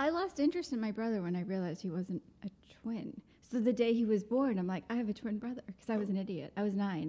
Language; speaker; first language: English; non-native, local second language; Gujarati